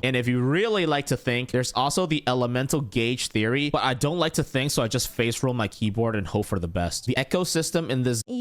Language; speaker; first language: English; native; English